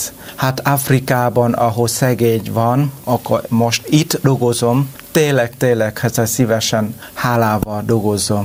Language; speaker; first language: Hungarian; non-native, learner; Vietnamese